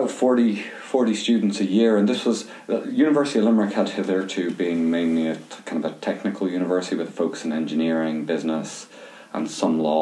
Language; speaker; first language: English; native; English